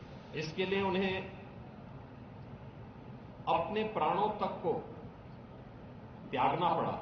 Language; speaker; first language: Hindi; native; Hindi